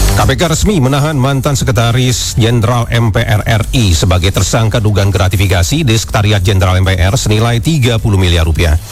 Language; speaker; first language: Indonesian; native; Indonesian